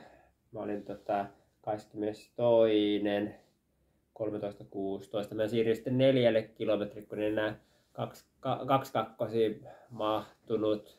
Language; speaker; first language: Finnish; native; Finnish